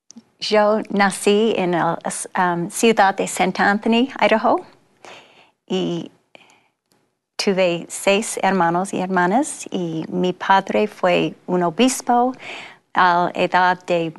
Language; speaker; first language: Spanish; non-native, fluent; English